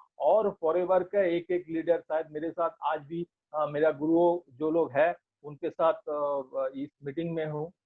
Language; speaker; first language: Hindi; non-native, local second language; Bangla